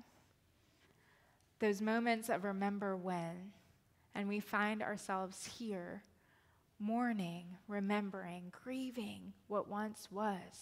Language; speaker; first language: English; native; English